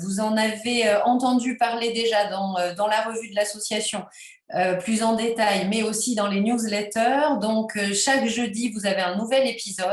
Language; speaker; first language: French; native; French